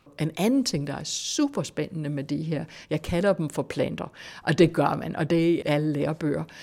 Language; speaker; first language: Danish; non-native, fluent; English